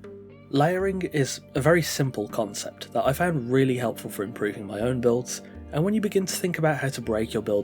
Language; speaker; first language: English; native; English